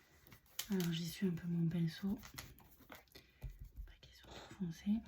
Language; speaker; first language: French; native; French